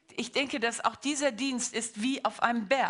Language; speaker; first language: German; non-native, fluent; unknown